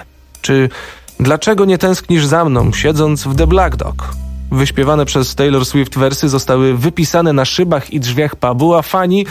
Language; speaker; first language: Polish; native; Polish